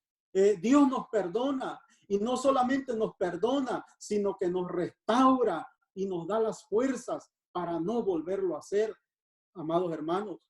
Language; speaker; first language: Spanish; native; Spanish